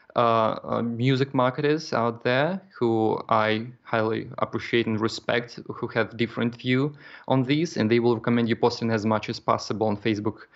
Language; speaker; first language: English; non-native, fluent; Russian